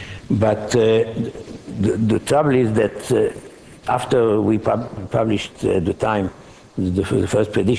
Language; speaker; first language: English; non-native, fluent; Hebrew